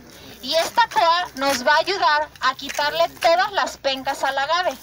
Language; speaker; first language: Spanish; native; Spanish